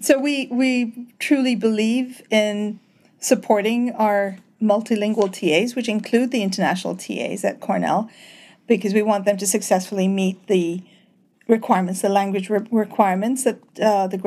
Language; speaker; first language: English; native; English